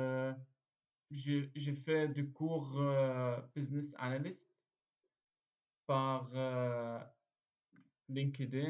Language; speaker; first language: French; non-native, learner; Arabic